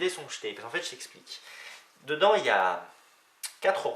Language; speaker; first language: French; native; French